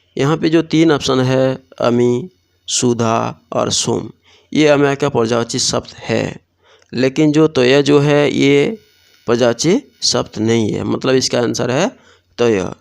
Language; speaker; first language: Hindi; non-native, local second language; Odia